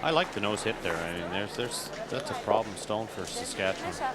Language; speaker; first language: English; native; English